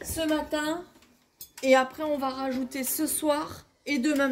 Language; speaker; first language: French; native; French